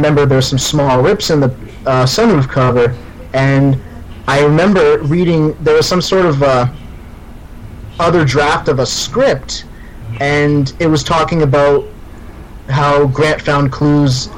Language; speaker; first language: English; native; English